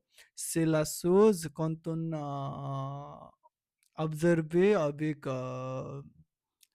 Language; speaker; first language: French; non-native, learner; Nepali